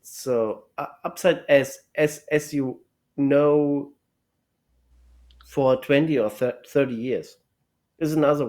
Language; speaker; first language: English; non-native, learner; German